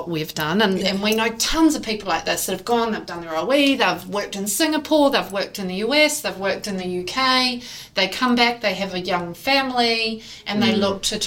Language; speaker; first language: English; native; English